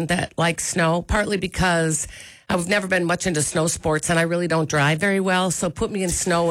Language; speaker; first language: English; native; English